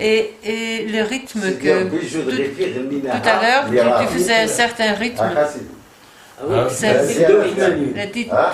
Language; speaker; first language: French; non-native, fluent; Dutch